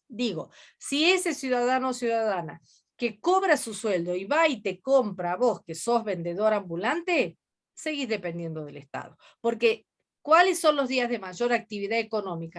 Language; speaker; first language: Spanish; native; Spanish